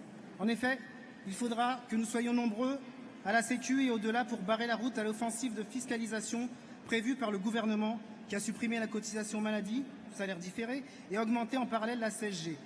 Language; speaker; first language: French; native; French